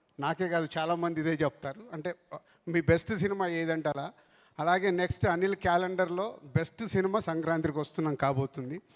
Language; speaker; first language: Telugu; native; Telugu